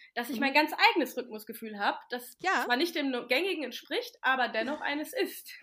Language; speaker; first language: German; native; German